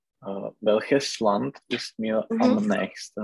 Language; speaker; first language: German; non-native, learner; Czech